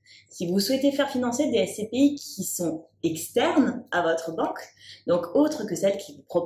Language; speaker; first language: French; native; French